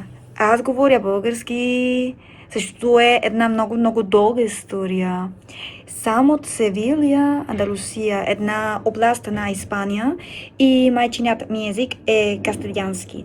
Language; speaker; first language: Bulgarian; non-native, learner; Spanish